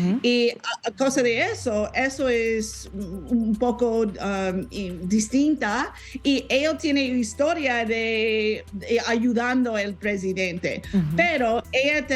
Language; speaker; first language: Spanish; non-native, learner; English